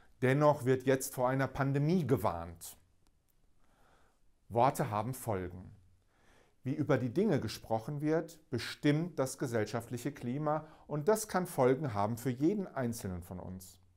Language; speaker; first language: German; native; German